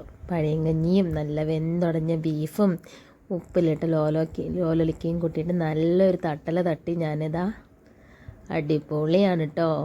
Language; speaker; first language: Malayalam; native; Malayalam